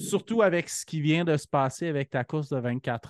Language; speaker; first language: French; native; French